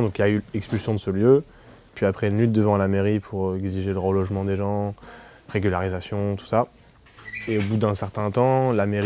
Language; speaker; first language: French; native; French